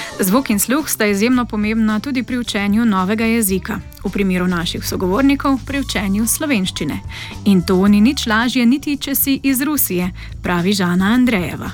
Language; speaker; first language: Slovenian; native; Slovenian